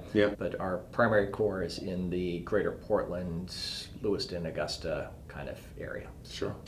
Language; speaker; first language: English; native; English